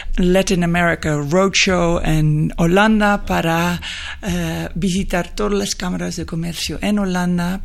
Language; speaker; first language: Spanish; non-native, fluent; Dutch